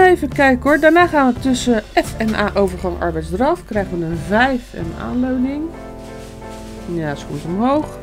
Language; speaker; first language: Dutch; native; Dutch